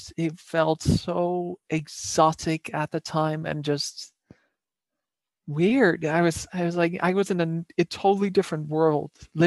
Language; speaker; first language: English; non-native, fluent; Dutch